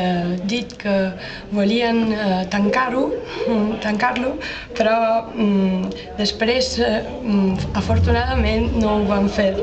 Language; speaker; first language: Catalan; non-native, learner; Italian